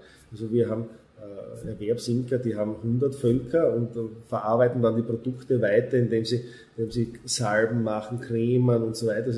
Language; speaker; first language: German; native; German